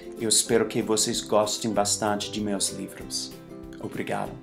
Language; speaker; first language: Portuguese; non-native, fluent; English